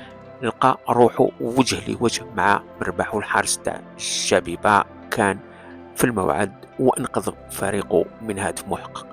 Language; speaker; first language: Arabic; non-native, local second language; Kabyle